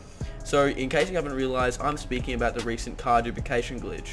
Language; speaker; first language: English; native; English